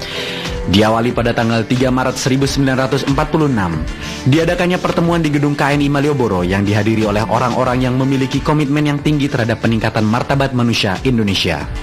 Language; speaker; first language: Indonesian; native; Indonesian